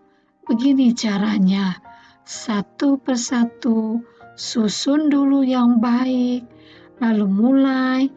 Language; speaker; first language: Indonesian; native; Indonesian